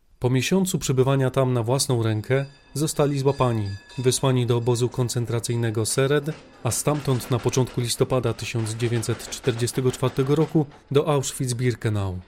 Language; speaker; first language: Polish; native; Polish